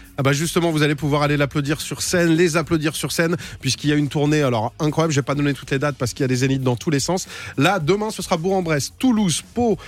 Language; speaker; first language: French; native; French